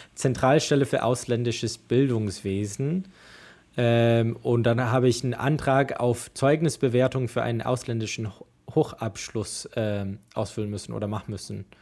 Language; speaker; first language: German; non-native, fluent; English